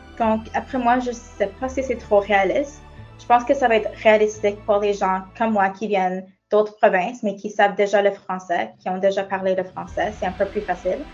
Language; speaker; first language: French; non-native, local second language; English